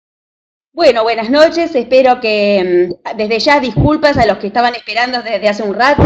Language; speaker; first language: Spanish; native; Spanish